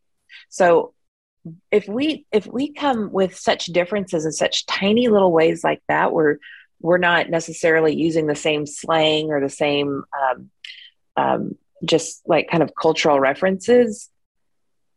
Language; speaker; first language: English; native; English